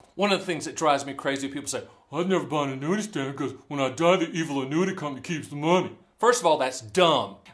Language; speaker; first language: English; native; English